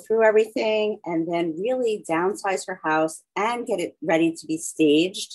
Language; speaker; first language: English; native; English